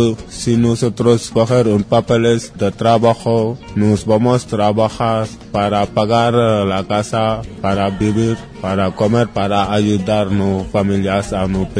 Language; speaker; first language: Spanish; non-native, learner; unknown